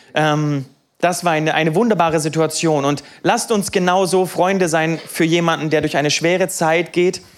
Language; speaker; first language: German; native; German